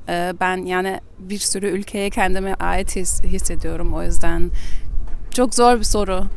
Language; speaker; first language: Turkish; early bilingual, heritage; German